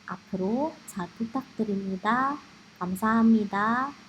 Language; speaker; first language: Korean; non-native, fluent; Indonesian